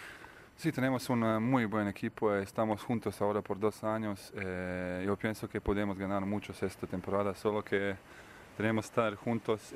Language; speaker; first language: Spanish; non-native, learner; Bosnian